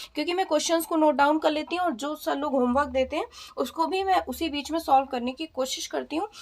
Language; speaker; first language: Hindi; native; Hindi